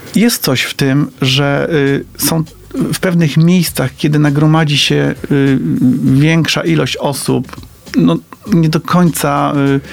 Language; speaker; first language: Polish; native; Polish